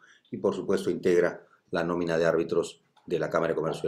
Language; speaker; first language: Spanish; native; Spanish